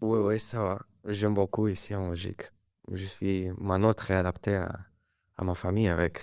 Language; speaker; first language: French; non-native, learner; Spanish